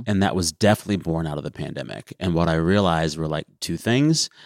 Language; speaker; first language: English; native; English